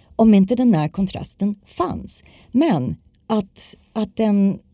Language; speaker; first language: Swedish; non-native, fluent; English